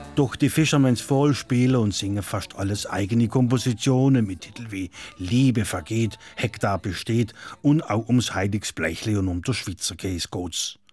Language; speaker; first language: German; native; German